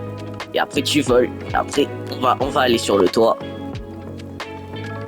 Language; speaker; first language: French; native; French